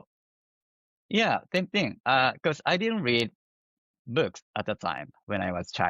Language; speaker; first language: English; non-native, fluent; Japanese